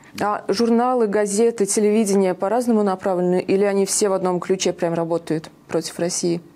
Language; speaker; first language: Russian; native; Russian